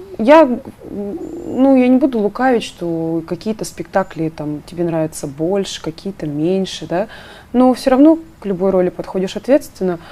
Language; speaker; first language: Russian; native; Russian